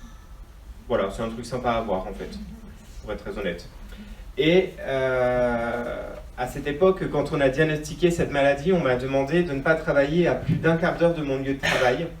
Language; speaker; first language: French; native; French